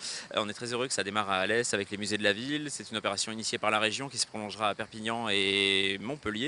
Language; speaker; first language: French; native; French